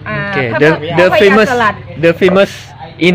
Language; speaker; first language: English; non-native, learner; Indonesian